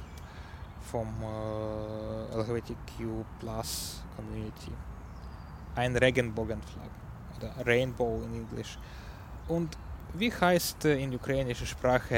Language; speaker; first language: German; non-native, learner; Ukrainian